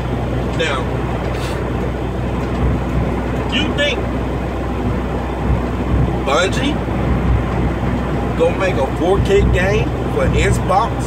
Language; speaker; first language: English; native; English